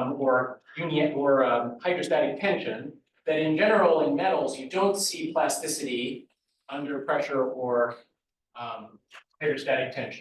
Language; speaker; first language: English; native; English